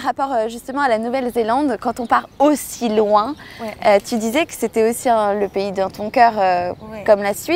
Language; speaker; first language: French; native; French